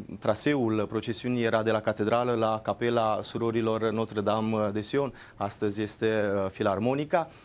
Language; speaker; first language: Romanian; native; Romanian